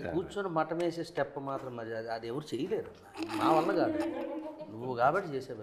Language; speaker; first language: Telugu; native; Telugu